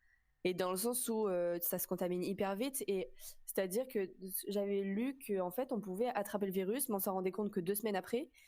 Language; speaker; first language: French; native; French